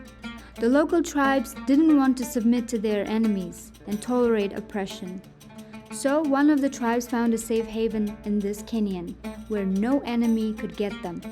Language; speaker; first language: English; non-native, fluent; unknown